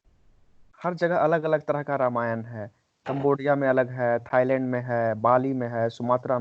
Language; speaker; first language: Hindi; native; Hindi